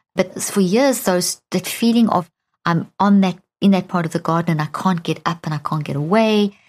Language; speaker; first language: English; native; English